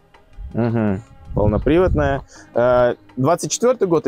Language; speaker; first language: Russian; native; Russian